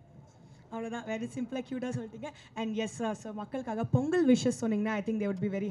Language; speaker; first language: Tamil; native; Tamil